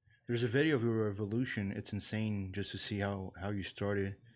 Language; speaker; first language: English; non-native, fluent; Portuguese